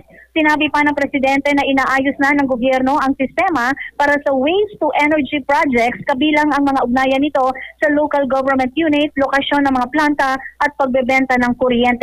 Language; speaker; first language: Filipino; native; Filipino